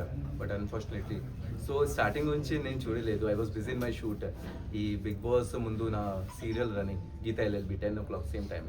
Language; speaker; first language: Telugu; non-native, learner; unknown